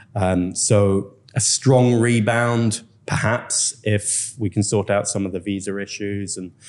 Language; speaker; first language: English; native; English